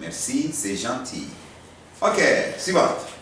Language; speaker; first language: French; non-native, fluent; Korean